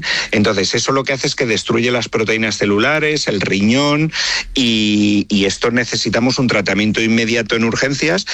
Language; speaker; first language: Spanish; native; Spanish